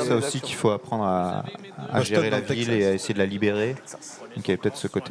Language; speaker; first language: French; native; French